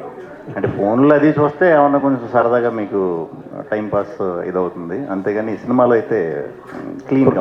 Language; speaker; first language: Telugu; native; Telugu